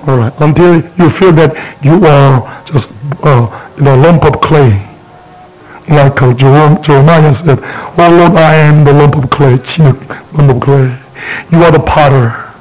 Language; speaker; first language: English; non-native, fluent; Korean